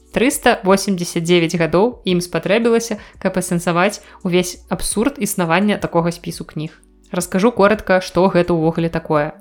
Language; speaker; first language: Belarusian; native; Belarusian